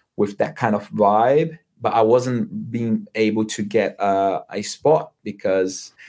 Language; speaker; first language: English; non-native, fluent; Portuguese